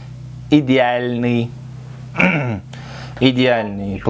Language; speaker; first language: Russian; non-native, local second language; Kyrgyz